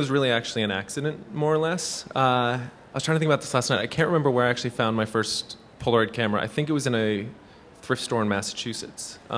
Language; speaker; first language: English; native; English